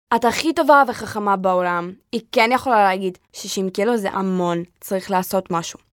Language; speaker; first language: Hebrew; early bilingual, other home language; Russian